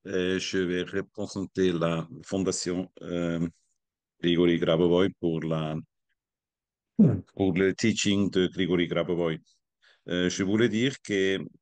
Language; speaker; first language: French; non-native, learner; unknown